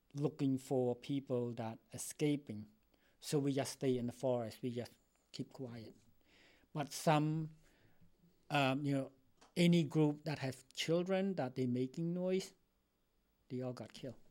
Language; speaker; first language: English; non-native, fluent; Khmer